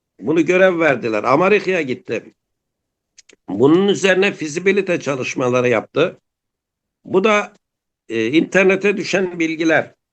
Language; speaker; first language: Turkish; native; Turkish